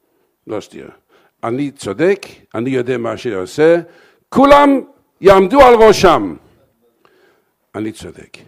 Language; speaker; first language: Hebrew; non-native, fluent; English